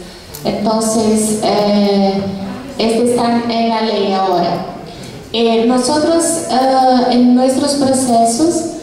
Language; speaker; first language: Spanish; non-native, fluent; Portuguese